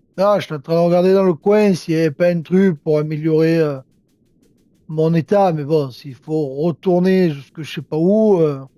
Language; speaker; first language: French; native; French